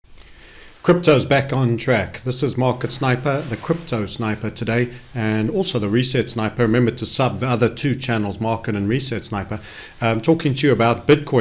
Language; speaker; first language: English; native; English